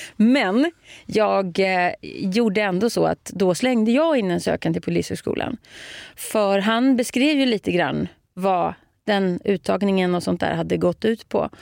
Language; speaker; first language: Swedish; native; Swedish